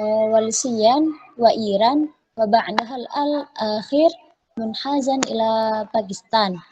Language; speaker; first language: Arabic; non-native, learner; Indonesian